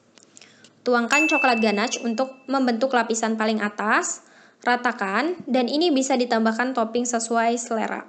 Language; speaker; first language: Indonesian; native; Indonesian